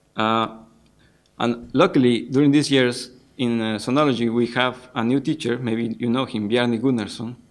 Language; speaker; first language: English; non-native, fluent; Spanish